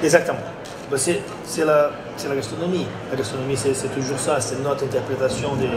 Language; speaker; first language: French; non-native, learner; Portuguese